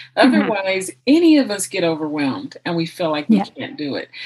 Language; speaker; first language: English; native; English